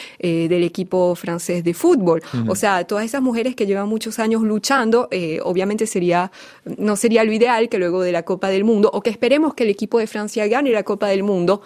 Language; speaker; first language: Spanish; native; Spanish